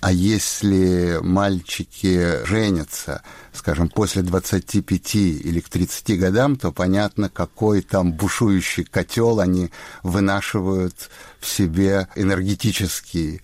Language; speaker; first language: Russian; native; Russian